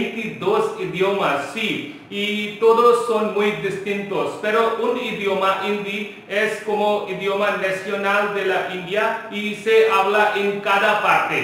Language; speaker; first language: Spanish; non-native, local second language; Hindi